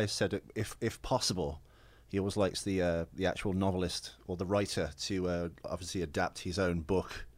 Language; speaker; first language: English; native; English